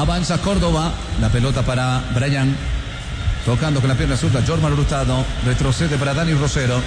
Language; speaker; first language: Spanish; native; Spanish